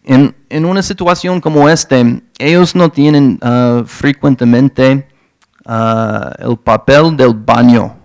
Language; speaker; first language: Spanish; non-native, fluent; English